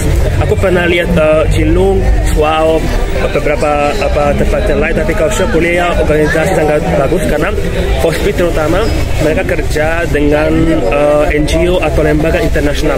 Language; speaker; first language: Indonesian; non-native, fluent; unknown